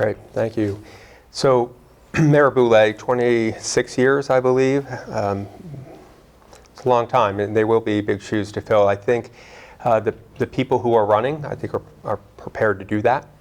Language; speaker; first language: English; native; English